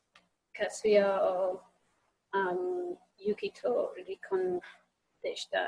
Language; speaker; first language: Japanese; non-native, learner; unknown